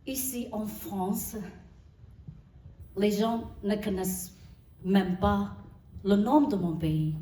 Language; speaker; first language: French; non-native, learner; Burmese